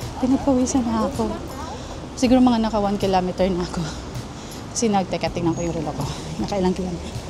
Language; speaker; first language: Filipino; native; Filipino